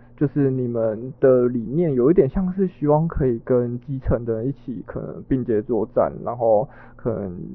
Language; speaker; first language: Chinese; native; Chinese